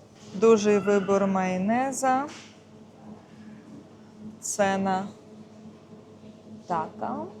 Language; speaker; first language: Polish; non-native, learner; Russian